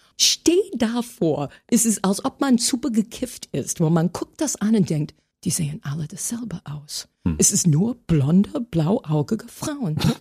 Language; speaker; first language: German; non-native, fluent; English